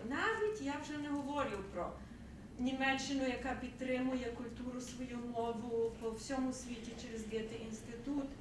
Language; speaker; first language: Ukrainian; early bilingual, heritage; Ukrainian